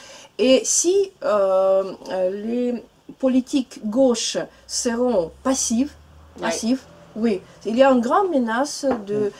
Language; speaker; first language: French; non-native, learner; Russian